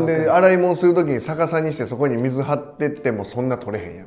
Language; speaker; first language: Japanese; native; Japanese